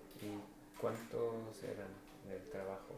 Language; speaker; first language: Spanish; non-native, fluent; English